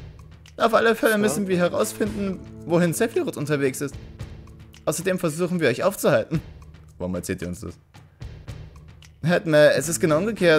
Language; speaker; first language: German; native; German